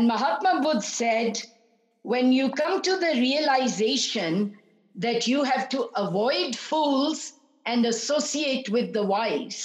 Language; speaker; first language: English; non-native, local second language; Punjabi